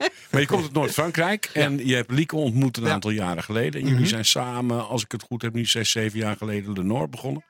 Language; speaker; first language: Dutch; native; Dutch